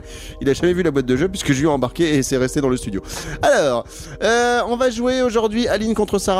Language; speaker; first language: French; native; French